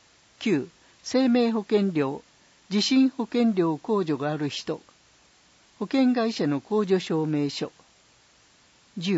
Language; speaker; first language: Japanese; native; Japanese